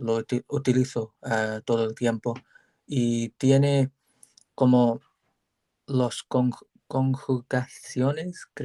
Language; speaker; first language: Spanish; non-native, learner; English